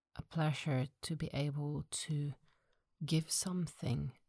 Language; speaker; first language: English; non-native, fluent; Norwegian